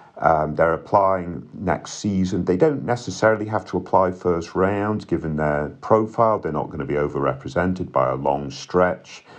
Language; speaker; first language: English; native; English